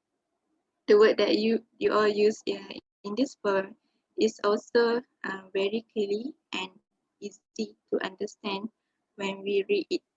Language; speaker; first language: English; non-native, local second language; Malay